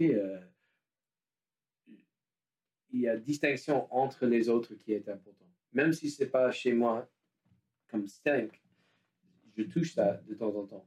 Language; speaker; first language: French; non-native, learner; English